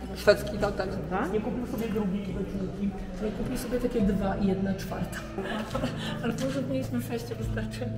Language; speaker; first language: Polish; native; Polish